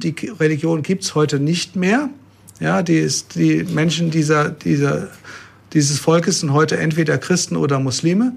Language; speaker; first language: German; native; German